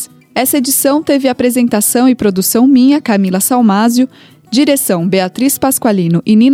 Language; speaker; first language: Portuguese; native; Portuguese